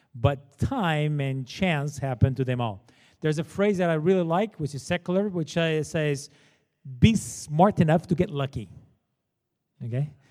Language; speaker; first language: English; non-native, fluent; Portuguese